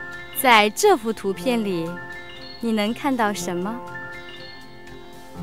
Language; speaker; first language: Chinese; native; Chinese